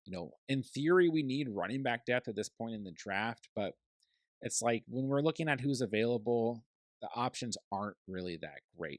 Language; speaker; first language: English; native; English